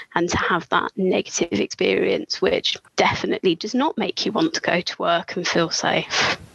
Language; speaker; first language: English; native; English